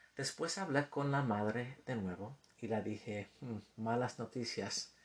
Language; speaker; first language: Spanish; non-native, fluent; English